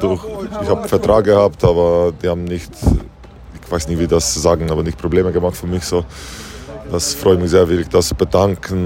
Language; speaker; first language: German; non-native, learner; Slovenian